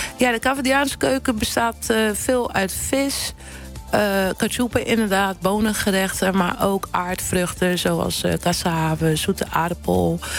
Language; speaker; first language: Dutch; early bilingual, other home language; Kabuverdianu